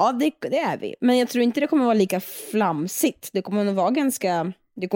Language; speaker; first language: Swedish; native; Swedish